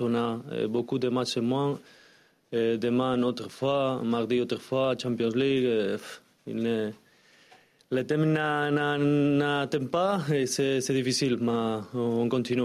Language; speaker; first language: French; non-native, learner; Spanish